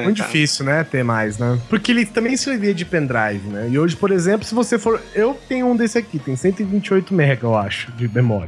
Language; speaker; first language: Portuguese; native; Portuguese